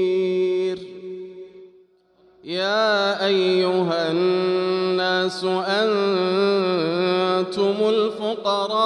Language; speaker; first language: Arabic; native; Arabic